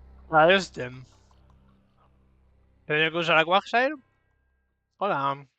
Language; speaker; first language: Spanish; native; Spanish